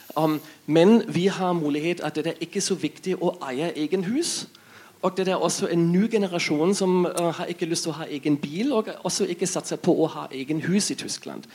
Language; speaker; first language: Norwegian; non-native, learner; German